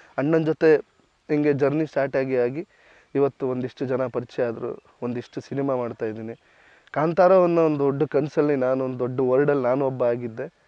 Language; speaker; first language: Kannada; native; Kannada